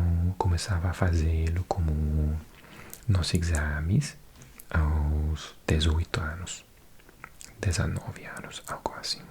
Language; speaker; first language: Portuguese; non-native, fluent; English